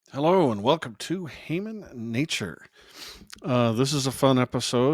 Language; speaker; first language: English; native; English